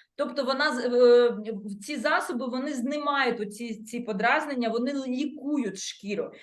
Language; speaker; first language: Ukrainian; non-native, local second language; Russian